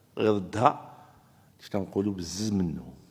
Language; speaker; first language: Arabic; native; Arabic